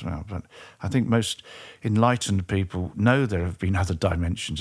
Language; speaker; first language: English; native; English